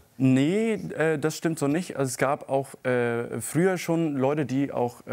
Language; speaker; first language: German; non-native, local second language; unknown